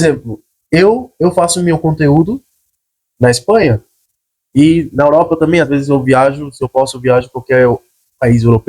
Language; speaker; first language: Portuguese; non-native, fluent; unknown